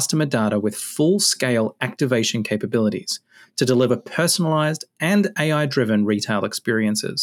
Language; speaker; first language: English; native; English